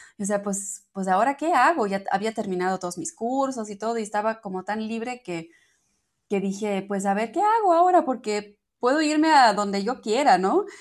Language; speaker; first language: Spanish; non-native, fluent; German